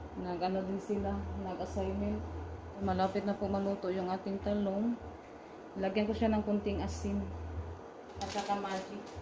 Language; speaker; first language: Filipino; non-native, local second language; Cebuano